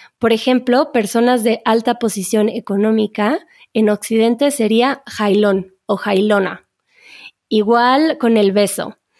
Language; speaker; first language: Spanish; native; Spanish